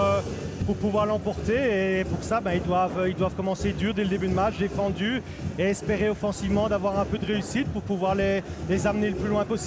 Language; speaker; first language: French; native; French